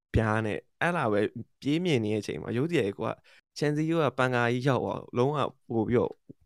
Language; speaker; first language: Burmese; non-native, local second language; Kachin